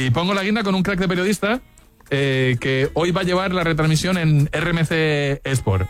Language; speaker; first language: Spanish; native; Spanish